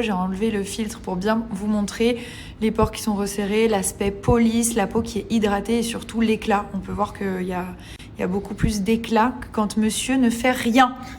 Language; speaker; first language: French; native; French